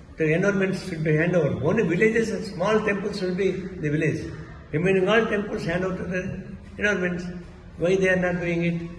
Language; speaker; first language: English; non-native, local second language; Telugu